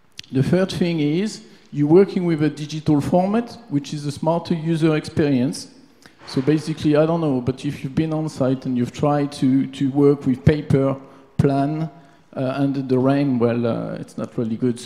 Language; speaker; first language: English; non-native, fluent; French